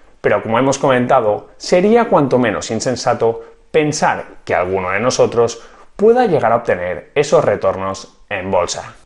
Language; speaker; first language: Spanish; native; Spanish